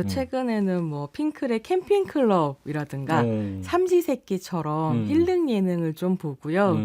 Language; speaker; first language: Korean; native; Korean